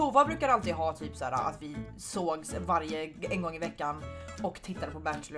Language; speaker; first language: Swedish; native; Swedish